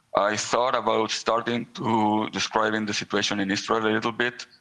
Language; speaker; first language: English; non-native, fluent; Hebrew